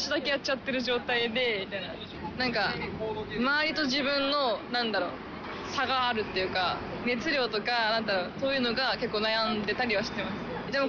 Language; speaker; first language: Japanese; native; Japanese